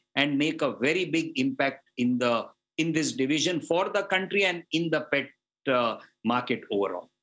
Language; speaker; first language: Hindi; non-native, local second language; Gujarati